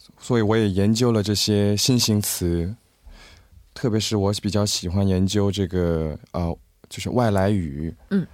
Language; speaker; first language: Chinese; non-native, fluent; Korean